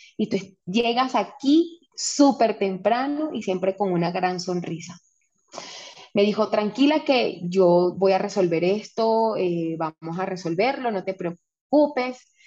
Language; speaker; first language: Spanish; native; Spanish